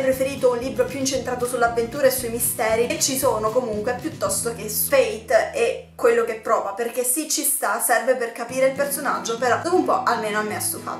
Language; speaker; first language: Italian; native; Italian